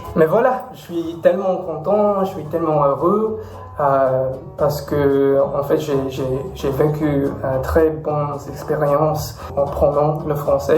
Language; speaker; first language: French; non-native, fluent; English